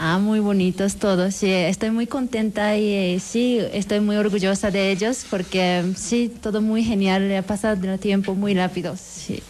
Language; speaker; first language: Spanish; non-native, learner; Japanese